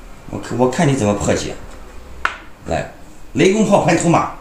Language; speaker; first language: Chinese; native; Chinese